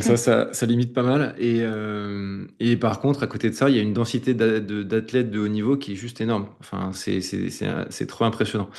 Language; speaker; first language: French; native; French